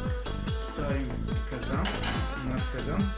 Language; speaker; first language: Russian; non-native, local second language; Tajik